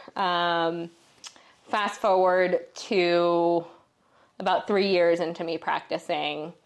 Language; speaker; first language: English; native; English